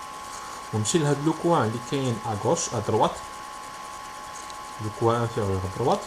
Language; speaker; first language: Arabic; native; Arabic